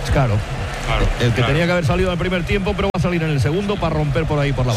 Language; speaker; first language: Spanish; native; Spanish